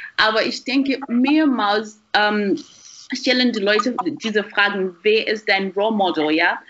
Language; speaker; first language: German; non-native, fluent; Shona